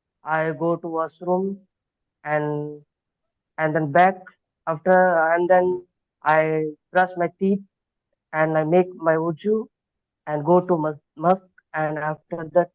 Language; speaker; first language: English; non-native, learner; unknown